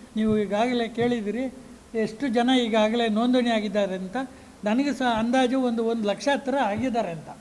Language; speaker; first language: Kannada; non-native, local second language; Tamil